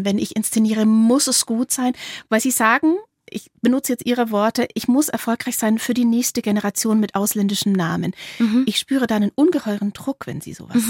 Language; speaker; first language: German; native; German